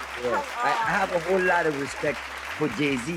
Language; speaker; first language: English; non-native, local second language; Mandingo